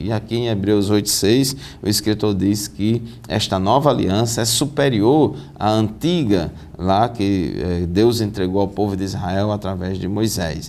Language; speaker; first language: Portuguese; native; Portuguese